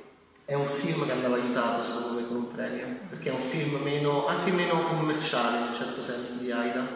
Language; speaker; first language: Italian; native; Italian